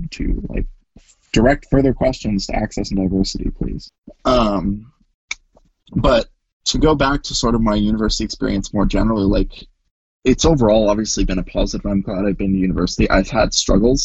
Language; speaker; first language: English; native; English